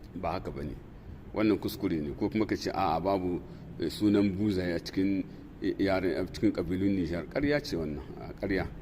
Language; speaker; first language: Hausa; non-native, local second language; Tamasheq